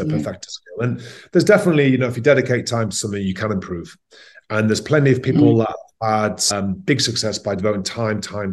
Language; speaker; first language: English; native; English